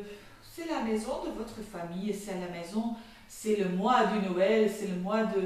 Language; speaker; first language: French; non-native, fluent; Dutch